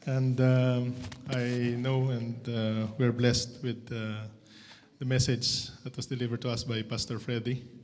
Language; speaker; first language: English; non-native, local second language; Filipino